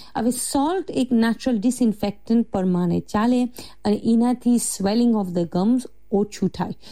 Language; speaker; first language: Gujarati; early bilingual, heritage; Gujarati